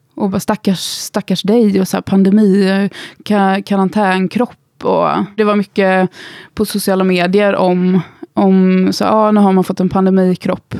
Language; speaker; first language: Swedish; native; Swedish